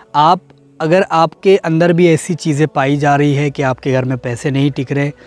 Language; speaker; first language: Hindi; native; Hindi